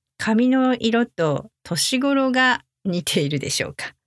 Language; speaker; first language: Japanese; native; Japanese